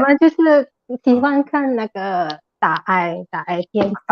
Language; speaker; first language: Chinese; non-native, learner; Indonesian